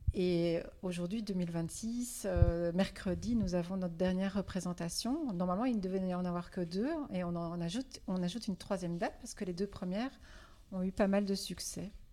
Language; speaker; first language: French; native; French